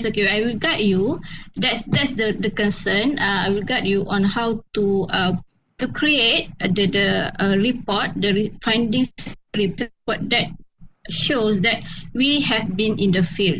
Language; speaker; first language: English; non-native, fluent; Malay